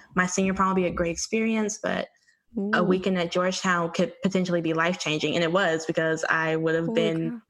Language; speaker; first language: English; native; English